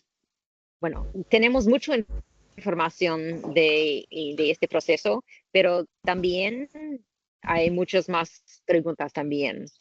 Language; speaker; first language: Spanish; non-native, learner; English